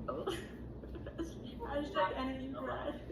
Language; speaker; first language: English; native; English